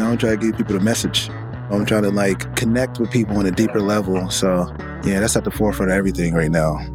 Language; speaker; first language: English; native; English